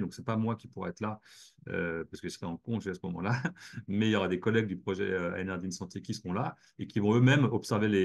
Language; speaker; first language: French; native; French